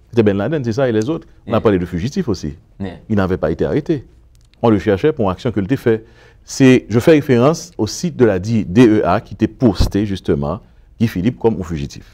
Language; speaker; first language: French; non-native, local second language; Haitian Creole